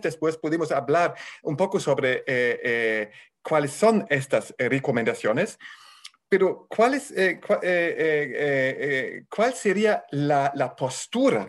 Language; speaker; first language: Spanish; non-native, fluent; German